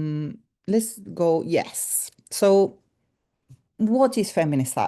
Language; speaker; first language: English; non-native, fluent; Spanish